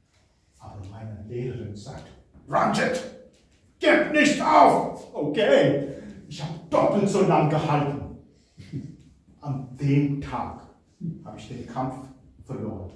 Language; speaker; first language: German; non-native, fluent; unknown